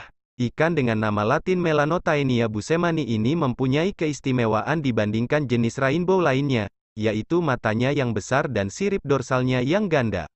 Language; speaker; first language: Indonesian; native; Indonesian